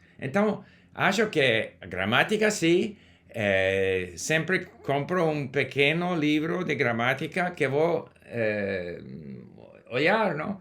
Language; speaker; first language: Portuguese; non-native, learner; English